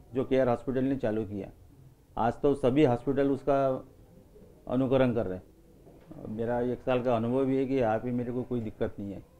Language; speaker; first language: Hindi; non-native, local second language; Marathi